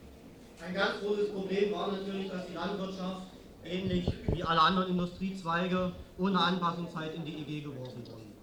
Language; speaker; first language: German; native; German